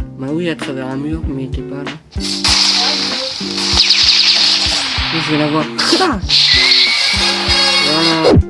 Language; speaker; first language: French; native; French